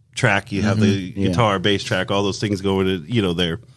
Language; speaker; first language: English; native; English